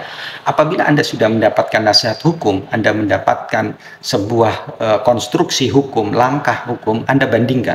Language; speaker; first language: Indonesian; native; Indonesian